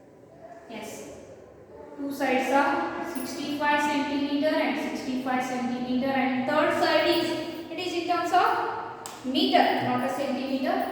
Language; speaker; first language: English; non-native, local second language; Kannada